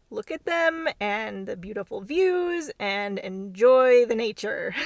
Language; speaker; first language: English; native; English